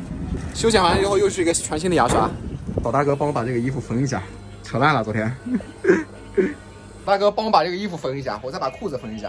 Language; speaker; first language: Chinese; native; Chinese